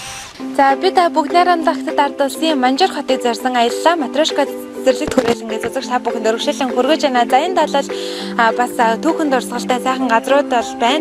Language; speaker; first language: Mongolian; native; Mongolian